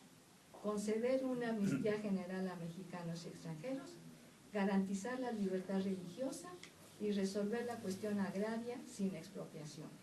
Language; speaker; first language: Spanish; native; Spanish